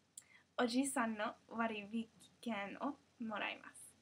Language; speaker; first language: Japanese; non-native, learner; English